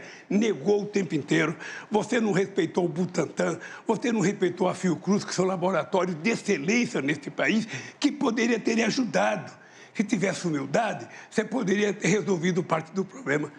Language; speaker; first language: Portuguese; native; Portuguese